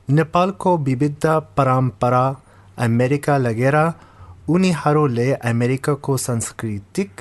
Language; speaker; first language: Nepali; non-native, fluent; English